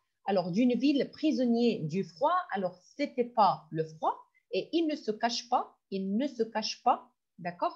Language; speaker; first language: French; non-native, fluent; Arabic